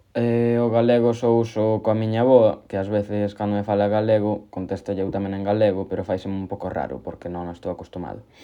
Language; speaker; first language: Galician; non-native, local second language; Spanish